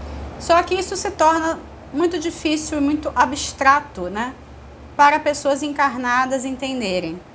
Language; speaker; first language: Portuguese; native; Portuguese